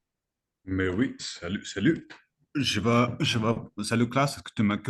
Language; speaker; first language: French; non-native, fluent; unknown